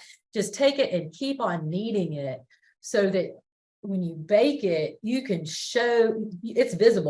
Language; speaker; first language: English; native; English